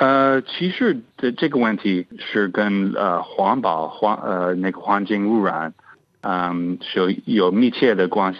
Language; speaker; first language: Chinese; non-native, fluent; English